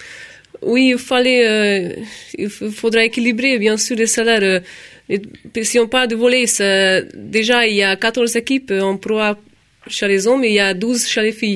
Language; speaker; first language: French; non-native, fluent; Hungarian